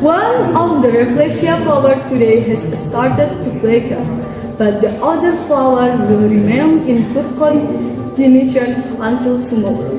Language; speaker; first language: English; non-native, learner; Indonesian